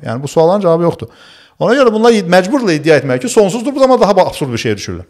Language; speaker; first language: Azerbaijani; early bilingual, other home language; Turkish